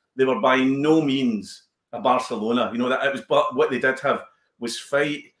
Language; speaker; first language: English; native; English